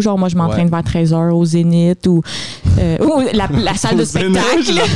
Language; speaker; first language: French; native; French